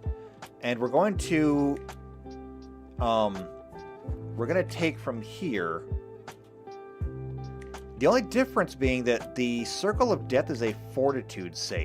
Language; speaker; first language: English; native; English